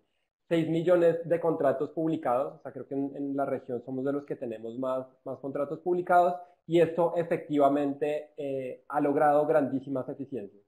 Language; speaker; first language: Spanish; native; Spanish